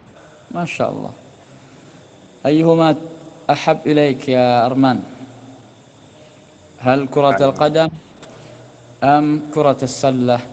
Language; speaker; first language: Arabic; non-native, fluent; Indonesian